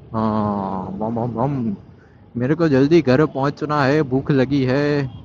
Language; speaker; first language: Hindi; non-native, local second language; Gujarati